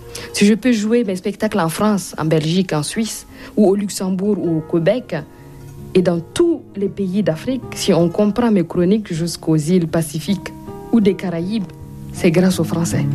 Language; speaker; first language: French; non-native, local second language; Mossi